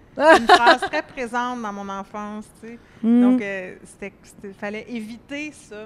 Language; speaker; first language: French; native; French